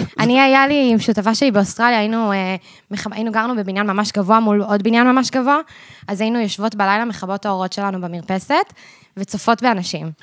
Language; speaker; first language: Hebrew; early bilingual, other home language; English